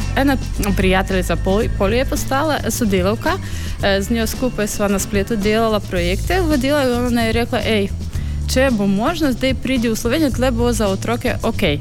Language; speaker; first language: Slovenian; non-native, fluent; Russian